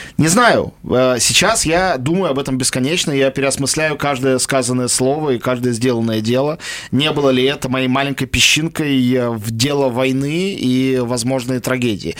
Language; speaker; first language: Russian; native; Russian